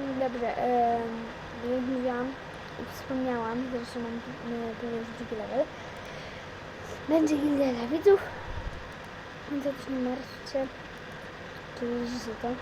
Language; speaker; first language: Polish; native; Polish